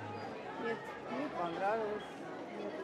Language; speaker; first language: Russian; native; Russian